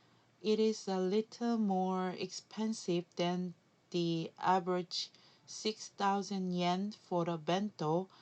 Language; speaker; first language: English; non-native, learner; Korean